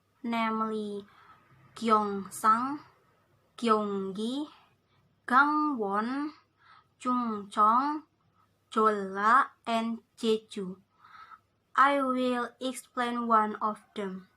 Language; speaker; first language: English; non-native, learner; Indonesian